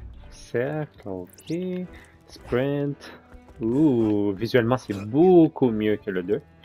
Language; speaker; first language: French; native; French